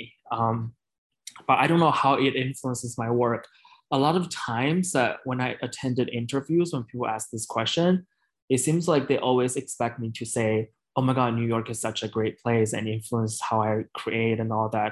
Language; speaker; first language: English; non-native, fluent; Chinese